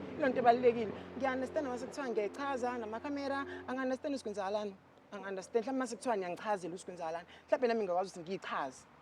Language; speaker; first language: Zulu; non-native, local second language; Xhosa